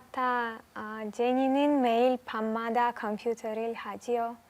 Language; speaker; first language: Korean; non-native, learner; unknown